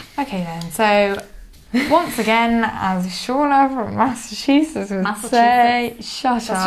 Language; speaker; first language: English; native; English